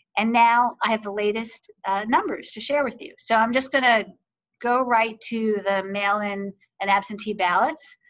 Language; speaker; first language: English; native; English